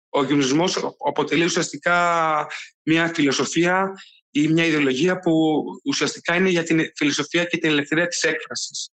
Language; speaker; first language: Greek; native; Greek